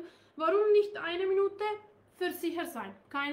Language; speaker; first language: German; non-native, learner; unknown